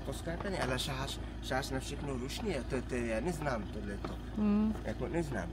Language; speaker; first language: Czech; non-native, learner; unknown